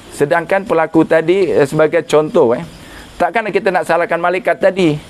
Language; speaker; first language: Malay; native; Malay